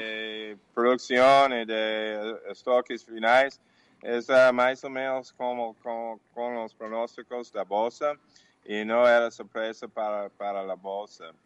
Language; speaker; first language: Portuguese; non-native, learner; English